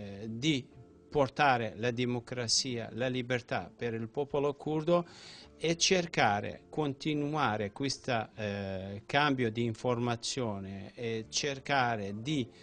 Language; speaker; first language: Italian; non-native, fluent; Central Kurdish